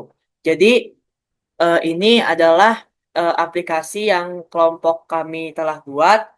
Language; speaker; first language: Indonesian; native; Indonesian